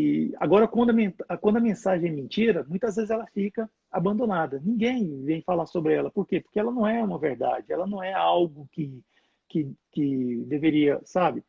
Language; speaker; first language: Portuguese; native; Portuguese